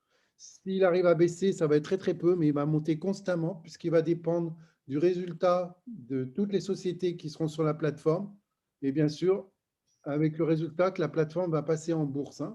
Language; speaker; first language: French; native; French